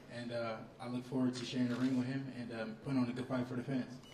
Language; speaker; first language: English; native; English